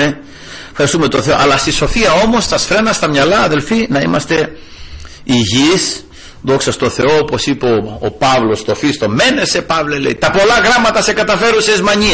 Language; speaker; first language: Greek; native; Greek